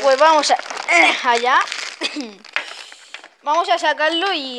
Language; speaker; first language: Spanish; native; Spanish